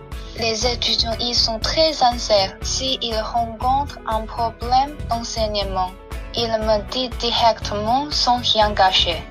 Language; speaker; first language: French; non-native, fluent; Chinese